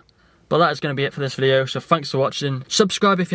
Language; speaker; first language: English; native; English